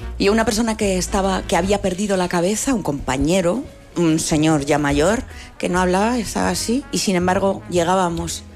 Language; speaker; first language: Spanish; native; Spanish